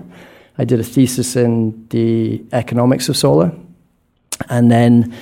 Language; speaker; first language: English; native; English